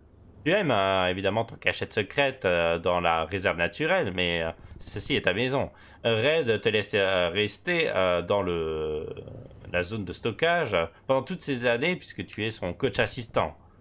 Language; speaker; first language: French; native; French